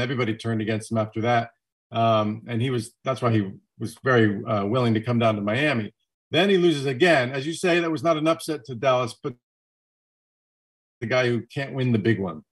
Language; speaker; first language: English; native; English